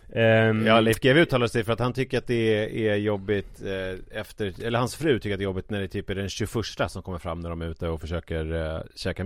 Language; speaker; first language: Swedish; native; Swedish